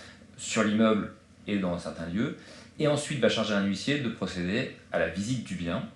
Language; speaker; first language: French; native; French